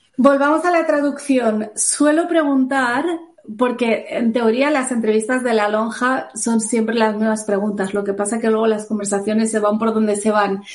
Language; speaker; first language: Spanish; native; Spanish